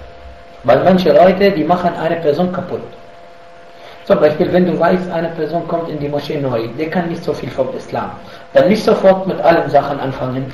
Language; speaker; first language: German; non-native, fluent; Arabic